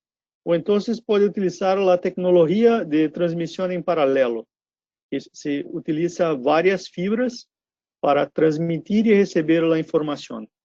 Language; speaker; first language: Spanish; non-native, learner; Portuguese